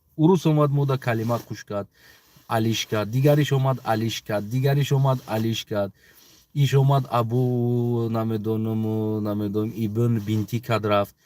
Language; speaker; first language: Tajik; native; Tajik